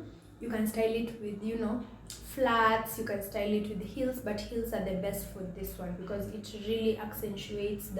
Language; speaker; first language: English; non-native, local second language; Swahili